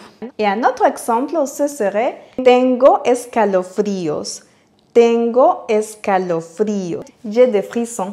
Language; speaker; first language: French; non-native, fluent; Spanish